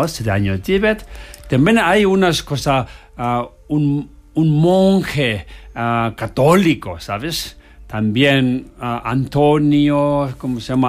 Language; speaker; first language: Spanish; non-native, learner; Tibetan